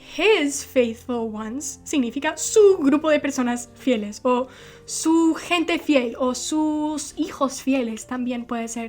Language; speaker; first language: Spanish; non-native, fluent; English